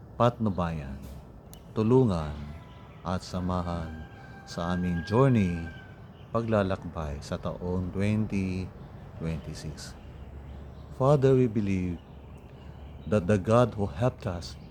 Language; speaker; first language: Filipino; non-native, local second language; Iloko